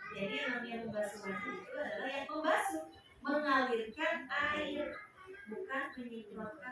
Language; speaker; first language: Indonesian; non-native, local second language; Sundanese